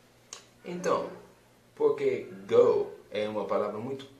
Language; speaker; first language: Portuguese; non-native, fluent; English